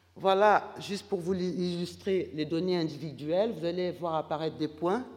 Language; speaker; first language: French; non-native, fluent; Portuguese